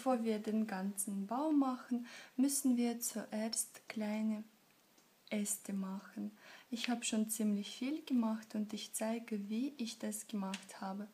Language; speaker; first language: German; non-native, fluent; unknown